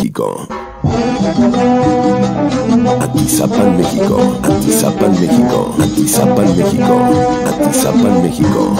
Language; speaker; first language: Spanish; native; Spanish